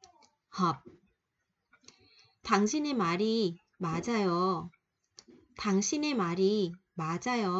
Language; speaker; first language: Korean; non-native, fluent; Vietnamese